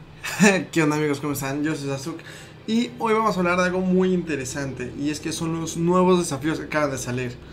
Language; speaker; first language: Spanish; native; Spanish